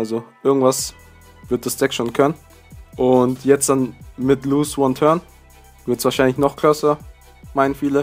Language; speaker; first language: German; native; German